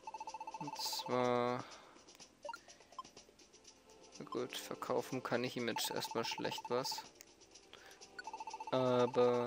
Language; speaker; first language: German; native; German